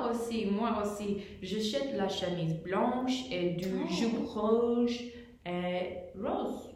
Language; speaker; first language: French; non-native, learner; English